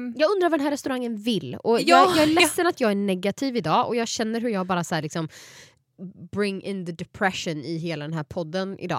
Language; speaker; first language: Swedish; native; Swedish